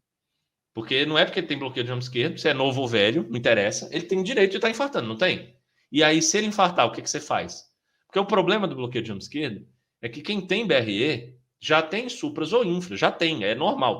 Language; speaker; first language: Portuguese; native; Portuguese